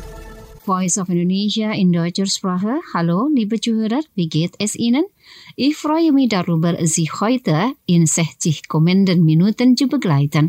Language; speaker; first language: German; non-native, fluent; Indonesian